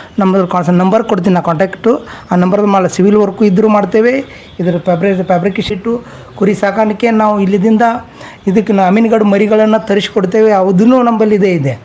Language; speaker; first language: Kannada; native; Kannada